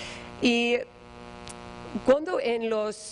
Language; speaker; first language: Spanish; non-native, learner; English